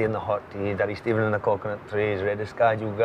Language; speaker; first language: Indonesian; non-native, learner; English